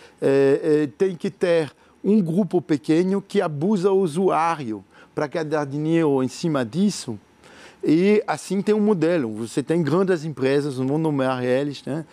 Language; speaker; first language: Portuguese; non-native, fluent; French